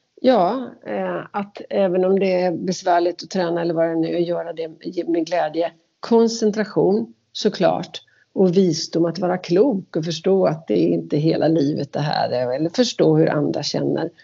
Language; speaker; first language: Swedish; native; Swedish